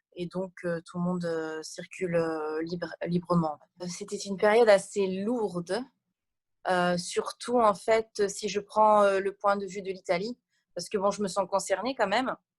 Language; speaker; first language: French; non-native, local second language; Arabic